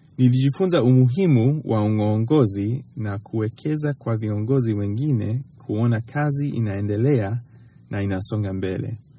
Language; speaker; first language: Swahili; early bilingual, other home language; English